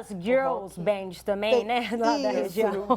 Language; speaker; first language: Portuguese; native; Portuguese